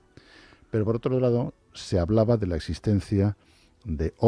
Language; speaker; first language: Spanish; native; Spanish